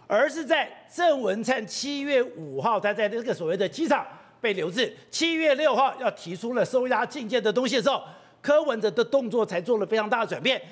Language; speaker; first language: Chinese; native; Chinese